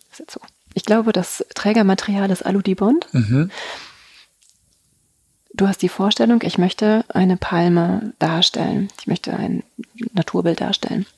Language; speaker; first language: German; native; German